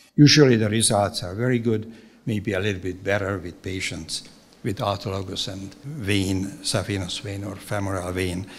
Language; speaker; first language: English; non-native, fluent; Hungarian